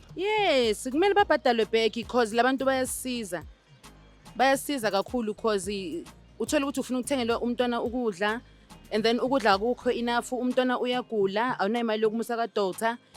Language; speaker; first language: Zulu; native; Zulu